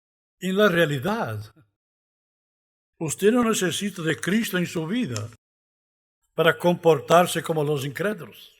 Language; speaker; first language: Spanish; non-native, fluent; Portuguese